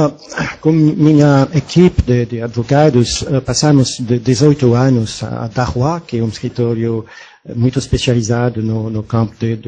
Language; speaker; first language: Portuguese; non-native, fluent; French